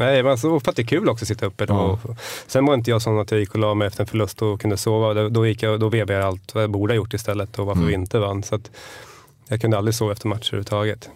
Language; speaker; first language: Swedish; native; Swedish